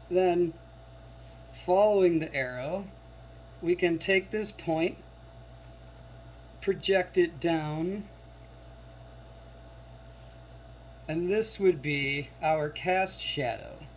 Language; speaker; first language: English; native; English